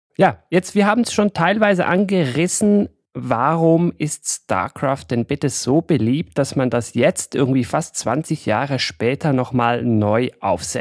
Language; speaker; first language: German; native; German